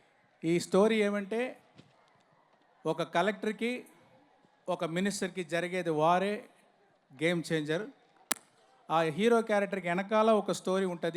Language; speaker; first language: Telugu; non-native, learner; Tamil